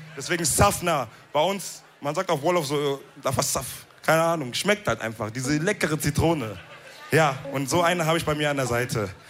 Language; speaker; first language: German; early bilingual, other home language; Wolof